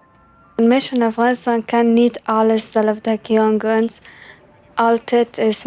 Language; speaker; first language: Dutch; early bilingual, other home language; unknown